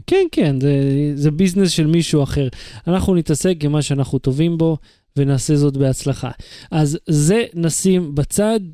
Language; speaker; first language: Hebrew; native; Hebrew